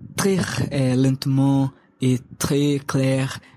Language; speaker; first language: French; non-native, learner; Portuguese